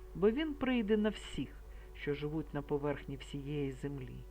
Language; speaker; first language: Ukrainian; native; Ukrainian